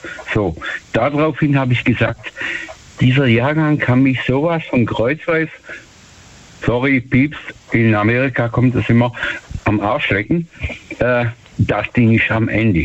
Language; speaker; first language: German; native; German